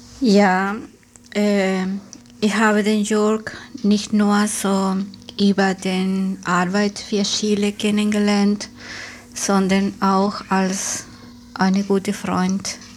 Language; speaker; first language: German; non-native, fluent; Spanish